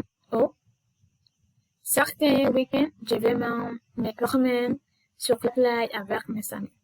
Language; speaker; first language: French; non-native, learner; Spanish